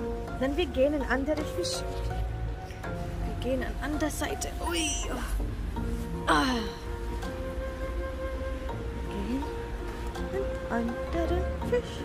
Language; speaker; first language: German; non-native, learner; Filipino